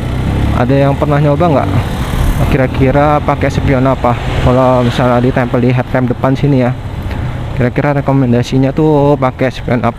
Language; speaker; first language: Indonesian; native; Indonesian